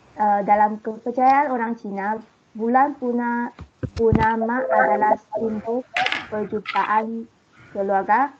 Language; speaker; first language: Malay; non-native, local second language; Chinese